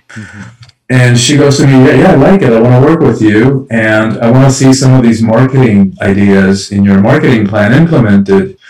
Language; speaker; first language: English; early bilingual, other home language; Spanish